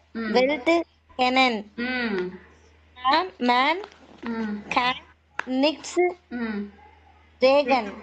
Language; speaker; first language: German; non-native, learner; Tamil